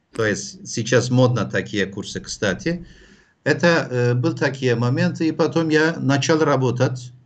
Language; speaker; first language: Russian; non-native, fluent; Turkish